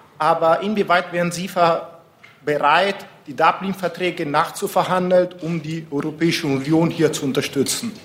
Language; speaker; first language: German; non-native, fluent; Italian